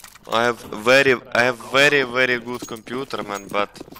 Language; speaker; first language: English; non-native, fluent; Russian